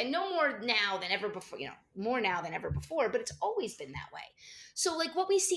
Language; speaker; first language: English; native; English